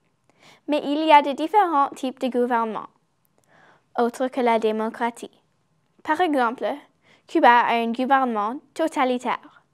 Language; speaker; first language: French; non-native, learner; English